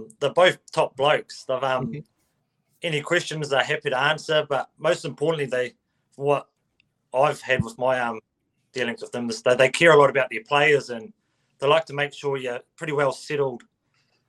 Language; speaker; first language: English; native; English